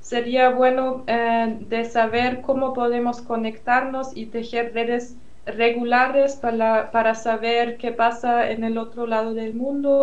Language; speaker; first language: Spanish; non-native, fluent; German